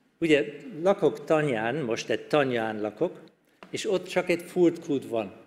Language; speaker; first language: Hungarian; non-native, fluent; German